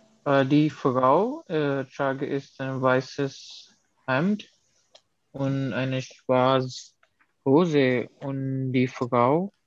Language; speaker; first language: German; non-native, learner; Urdu